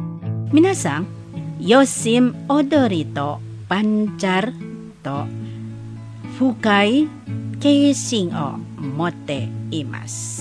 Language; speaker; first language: Japanese; non-native, learner; Indonesian